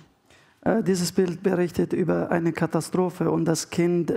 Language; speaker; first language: German; non-native, fluent; Arabic